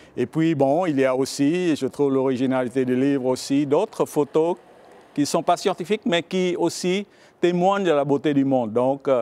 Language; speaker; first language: French; early bilingual, other home language; Vietnamese